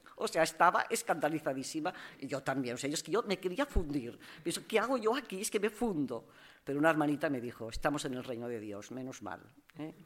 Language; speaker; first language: Spanish; non-native, local second language; Catalan